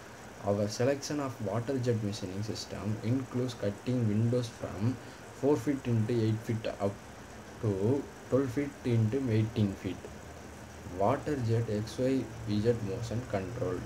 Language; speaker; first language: English; non-native, local second language; Tamil